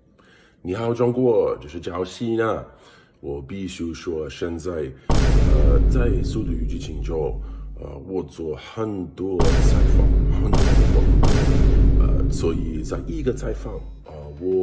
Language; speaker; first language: Chinese; non-native, learner; English